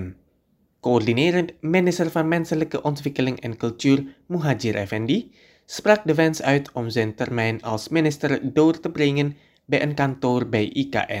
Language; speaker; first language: Dutch; non-native, fluent; Indonesian